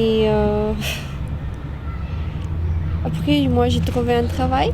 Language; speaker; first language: French; non-native, learner; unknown